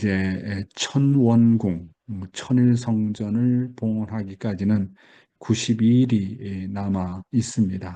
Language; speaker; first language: Korean; native; Korean